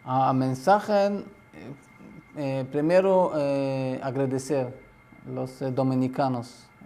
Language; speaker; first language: Spanish; non-native, learner; Arabic